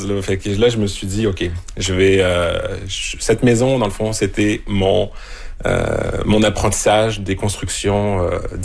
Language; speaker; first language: French; native; French